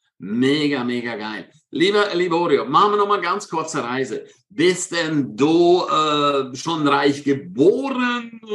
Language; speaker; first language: German; native; German